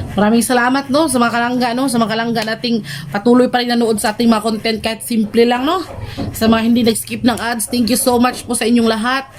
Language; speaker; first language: Filipino; non-native, local second language; Cebuano